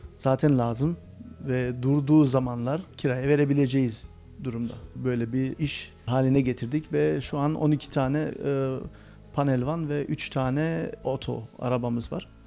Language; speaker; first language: Turkish; early bilingual, heritage; Turkish